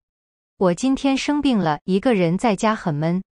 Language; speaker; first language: Chinese; non-native, learner; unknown